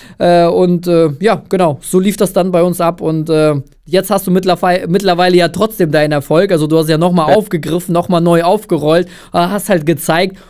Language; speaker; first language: German; early bilingual, other home language; Russian